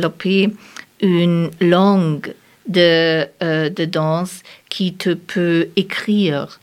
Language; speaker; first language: French; non-native, learner; German